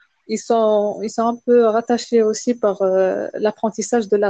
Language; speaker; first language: French; non-native, local second language; Arabic